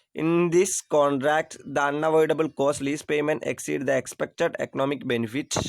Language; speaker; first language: English; non-native, local second language; Malayalam